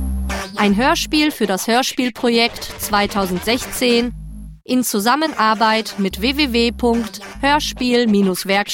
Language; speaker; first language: German; native; German